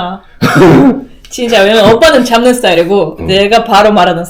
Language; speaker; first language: Korean; non-native, learner; Russian